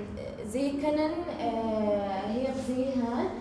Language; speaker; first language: German; non-native, learner; Arabic